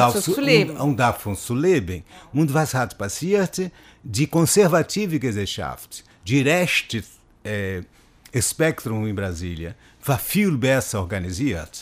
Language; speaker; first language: German; non-native, fluent; Portuguese